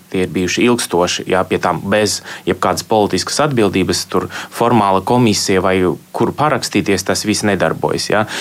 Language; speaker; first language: Latvian; non-native, local second language; Russian